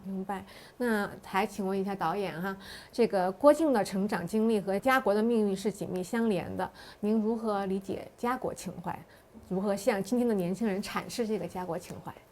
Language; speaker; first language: Chinese; native; Chinese